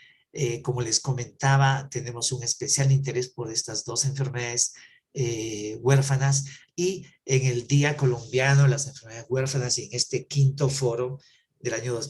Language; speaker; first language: Spanish; native; Spanish